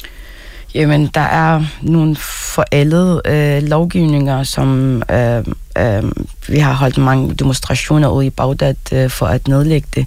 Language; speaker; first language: Danish; non-native, fluent; Arabic